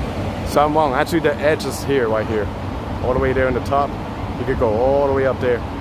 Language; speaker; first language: English; non-native, local second language; Spanish